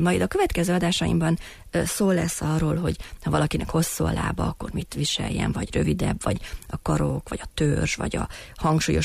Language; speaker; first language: Hungarian; native; Hungarian